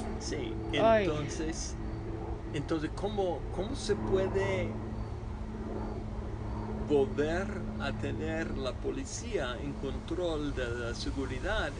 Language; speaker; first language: Spanish; non-native, fluent; English